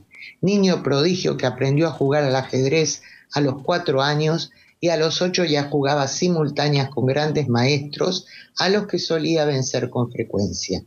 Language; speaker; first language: Spanish; native; Spanish